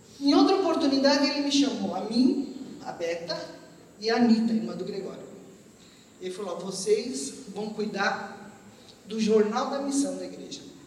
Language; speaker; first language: Portuguese; early bilingual, other home language; Armenian